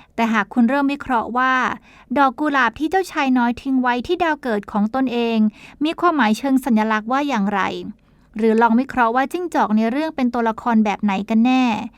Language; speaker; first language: Thai; native; Thai